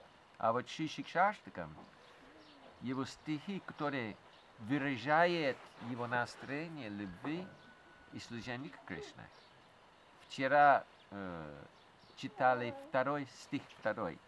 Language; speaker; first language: Russian; non-native, fluent; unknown